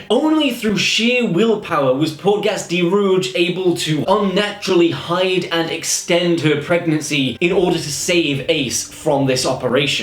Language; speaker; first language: English; native; English